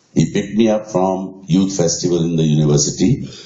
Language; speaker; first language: English; non-native, local second language; Punjabi